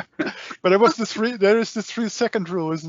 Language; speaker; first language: English; non-native, fluent; Dutch